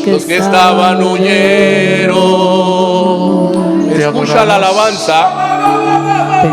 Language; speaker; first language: Spanish; native; Spanish